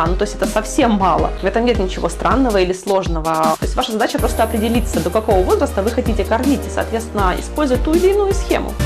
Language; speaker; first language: Russian; native; Russian